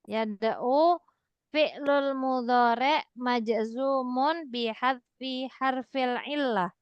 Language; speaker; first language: Arabic; non-native, fluent; Indonesian